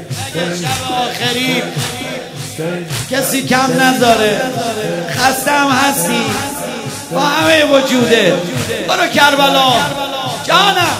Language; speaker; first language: Persian; native; Persian